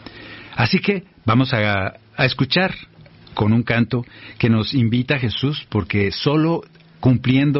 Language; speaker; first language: Spanish; native; Spanish